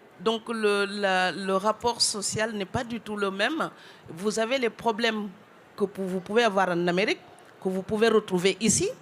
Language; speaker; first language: French; non-native, local second language; Wolof